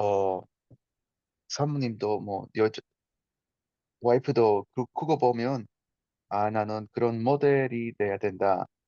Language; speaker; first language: Korean; non-native, fluent; Spanish